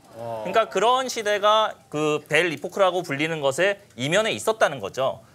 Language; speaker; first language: Korean; native; Korean